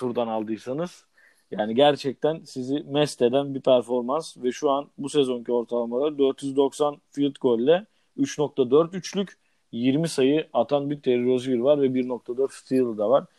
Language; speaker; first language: Turkish; native; Turkish